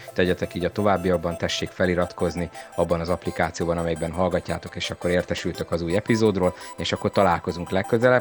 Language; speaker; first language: Hungarian; native; Hungarian